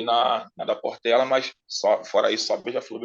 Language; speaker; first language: Portuguese; native; Portuguese